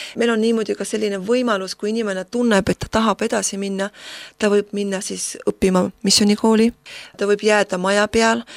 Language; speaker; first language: Estonian; non-native, local second language; Russian